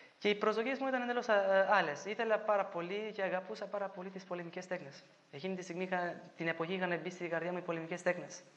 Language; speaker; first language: Greek; non-native, fluent; Albanian